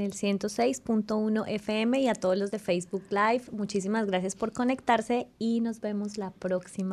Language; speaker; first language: Spanish; native; Spanish